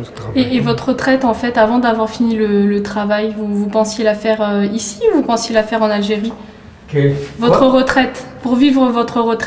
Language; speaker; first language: French; native; French